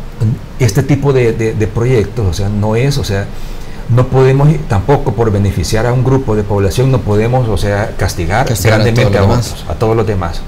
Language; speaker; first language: Spanish; native; Spanish